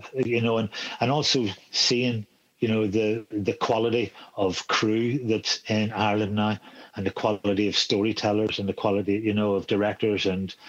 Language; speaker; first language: English; native; English